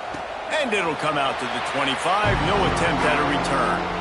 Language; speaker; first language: English; native; English